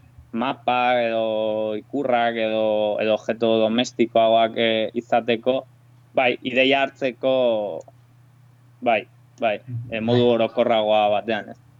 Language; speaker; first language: Basque; non-native, local second language; Spanish